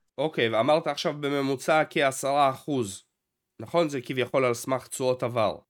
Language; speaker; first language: Hebrew; early bilingual, other home language; Russian